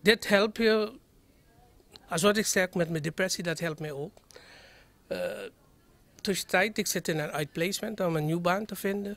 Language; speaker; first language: Dutch; non-native, fluent; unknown